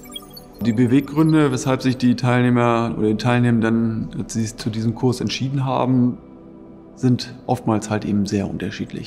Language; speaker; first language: German; native; German